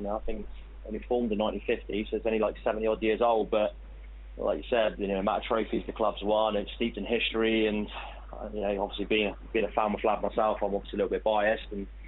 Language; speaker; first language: English; native; English